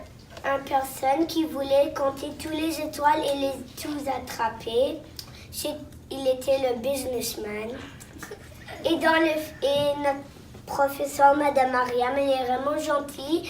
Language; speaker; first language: French; non-native, local second language; English